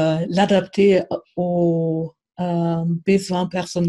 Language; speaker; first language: French; non-native, fluent; German